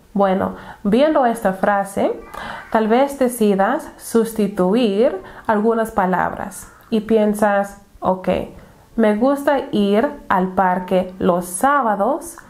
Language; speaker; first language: Spanish; non-native, fluent; English